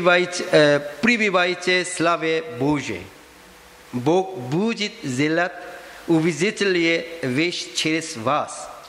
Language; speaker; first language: Russian; non-native, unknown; Korean